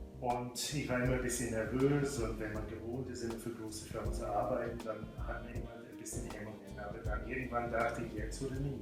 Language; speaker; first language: German; non-native, fluent; English